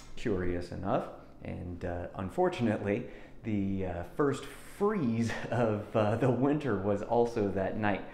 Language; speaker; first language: English; native; English